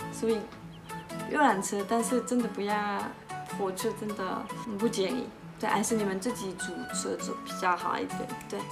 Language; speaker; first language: Chinese; non-native, fluent; French